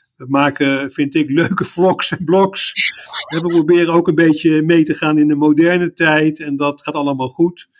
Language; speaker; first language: Dutch; native; Dutch